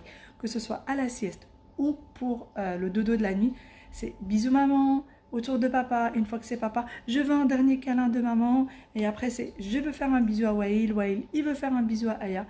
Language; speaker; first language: French; native; French